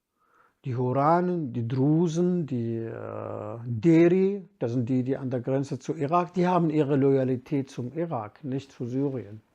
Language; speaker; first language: German; non-native, fluent; Kurdish